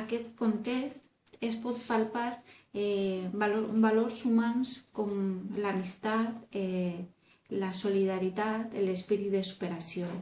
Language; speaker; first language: Catalan; non-native, learner; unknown